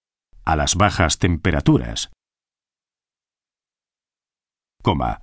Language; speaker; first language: Spanish; native; Spanish